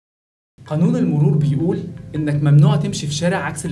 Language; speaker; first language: Arabic; native; Arabic